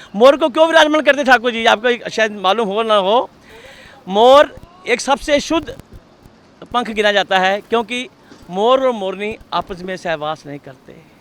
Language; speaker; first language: Hindi; non-native, local second language; Punjabi